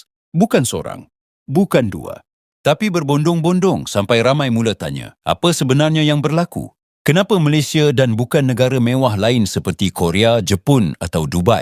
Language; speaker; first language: Malay; native; Malay